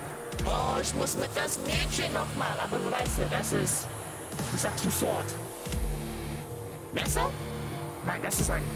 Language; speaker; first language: German; non-native, learner; English